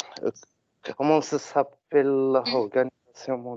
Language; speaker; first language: French; non-native, learner; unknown